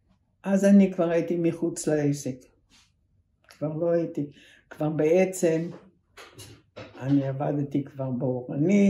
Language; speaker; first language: Hebrew; early bilingual, other home language; German